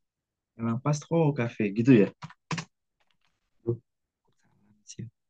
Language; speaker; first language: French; non-native, fluent; Indonesian